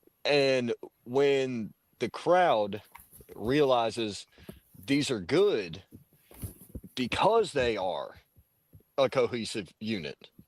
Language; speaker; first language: English; native; English